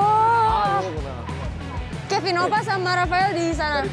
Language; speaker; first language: Indonesian; native; Indonesian